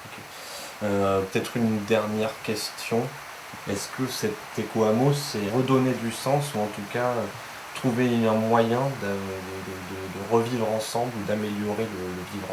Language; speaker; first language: French; native; French